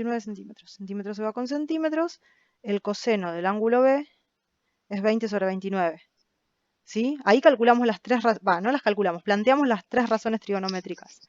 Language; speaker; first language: Spanish; native; Spanish